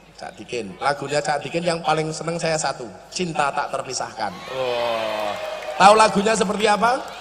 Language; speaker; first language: Indonesian; non-native, local second language; Javanese